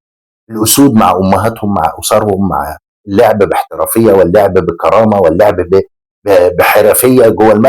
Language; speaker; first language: Arabic; native; Arabic